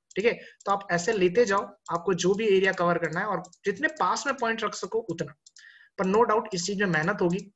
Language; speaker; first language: Hindi; native; Hindi